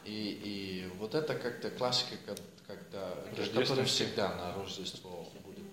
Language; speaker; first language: Russian; non-native, learner; Dutch